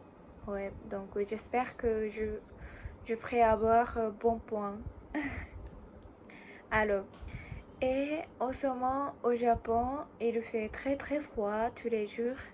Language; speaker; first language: French; non-native, learner; Japanese